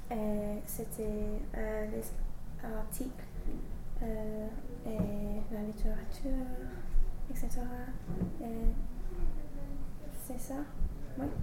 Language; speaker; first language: French; non-native, learner; English